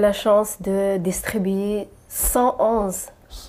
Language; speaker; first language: French; non-native, local second language; Arabic